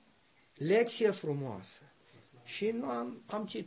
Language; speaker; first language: Romanian; non-native, learner; English